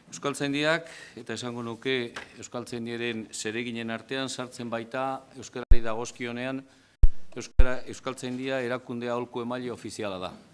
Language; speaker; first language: Basque; native; Basque